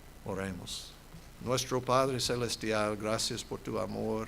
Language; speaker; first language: Spanish; non-native, fluent; English